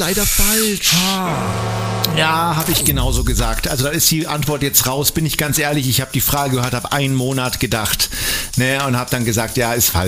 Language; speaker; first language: German; native; German